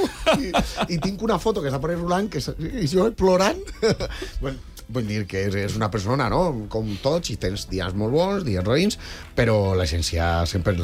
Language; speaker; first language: Catalan; native; Catalan